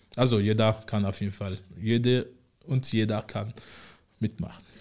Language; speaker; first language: German; non-native, fluent; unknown